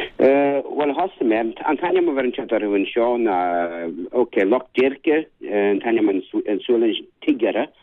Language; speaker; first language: Irish; native; Irish